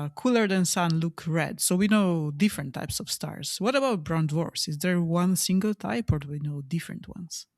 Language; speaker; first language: English; non-native, fluent; Slovenian